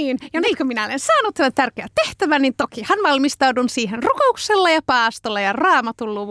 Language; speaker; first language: Finnish; native; Finnish